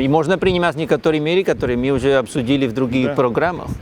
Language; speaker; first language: Russian; non-native, learner; Spanish